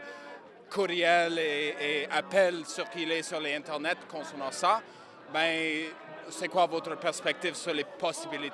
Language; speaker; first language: French; non-native, learner; English